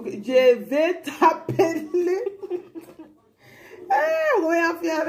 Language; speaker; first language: French; non-native, learner; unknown